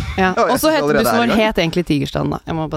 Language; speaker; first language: Norwegian; native; Norwegian